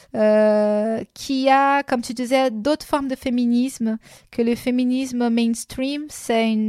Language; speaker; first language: French; non-native, fluent; Portuguese